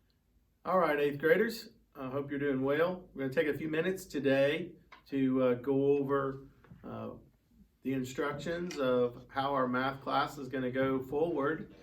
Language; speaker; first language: English; native; English